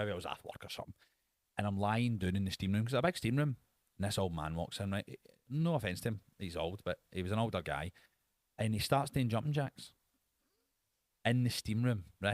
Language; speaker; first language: English; native; English